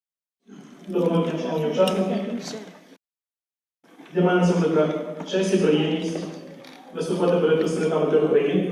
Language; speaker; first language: Ukrainian; native; Ukrainian